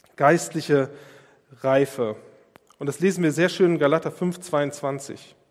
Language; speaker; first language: German; native; German